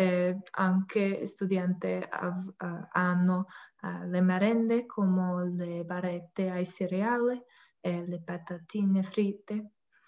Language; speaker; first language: Italian; non-native, learner; English